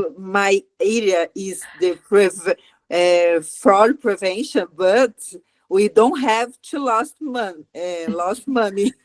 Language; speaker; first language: English; non-native, learner; Portuguese